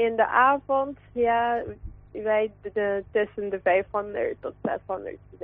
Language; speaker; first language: Dutch; non-native, local second language; Papiamento